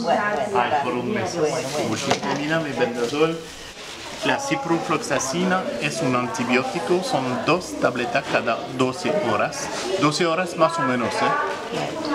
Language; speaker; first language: Spanish; non-native, learner; French